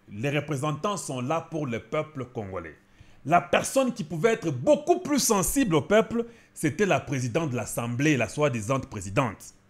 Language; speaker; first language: French; non-native, local second language; Lingala